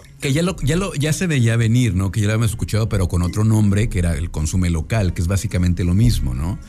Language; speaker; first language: Spanish; native; Spanish